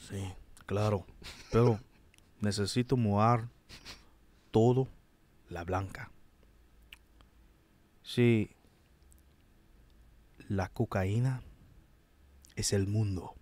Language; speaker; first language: Spanish; non-native, learner; English